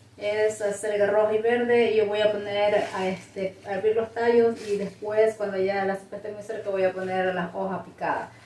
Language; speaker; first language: Spanish; native; Spanish